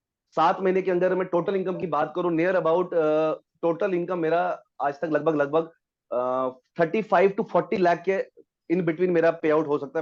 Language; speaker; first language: Hindi; native; Hindi